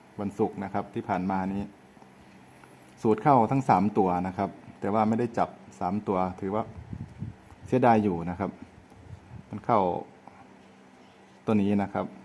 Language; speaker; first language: Thai; native; Thai